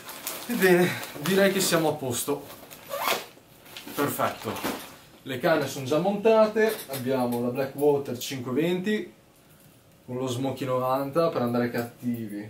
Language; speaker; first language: Italian; native; Italian